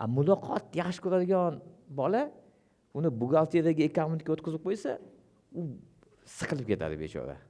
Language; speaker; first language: Uzbek; non-native, local second language; Russian